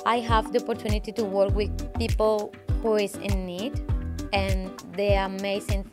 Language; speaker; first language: English; non-native, learner; Spanish